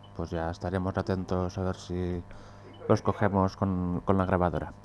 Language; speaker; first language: Spanish; non-native, local second language; Catalan